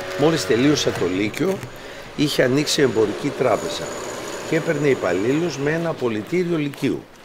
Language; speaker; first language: Greek; early bilingual, other home language; English